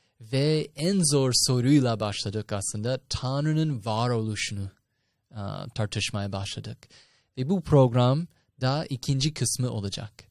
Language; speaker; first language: Turkish; non-native, fluent; English